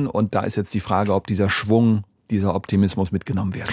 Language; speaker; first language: German; native; German